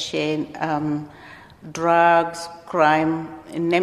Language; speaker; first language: English; non-native, local second language; Luo (Kenya and Tanzania)